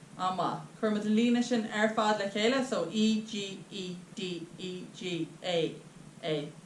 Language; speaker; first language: Irish; native; Irish